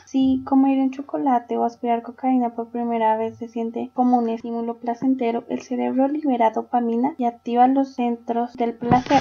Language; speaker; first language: Spanish; native; Spanish